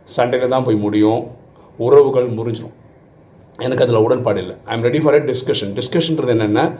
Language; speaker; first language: Tamil; non-native, local second language; Malayalam